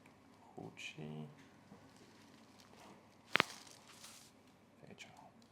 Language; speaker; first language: Chinese; non-native, learner; English